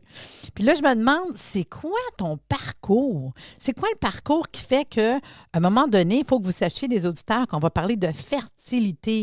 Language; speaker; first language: French; native; French